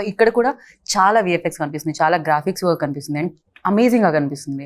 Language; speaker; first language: Telugu; native; Telugu